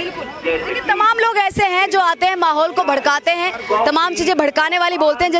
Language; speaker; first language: Hindi; native; Hindi